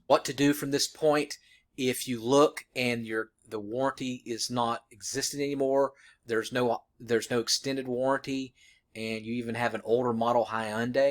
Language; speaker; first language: English; native; English